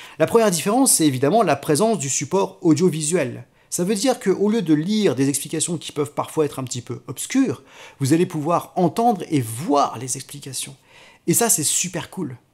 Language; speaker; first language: French; native; French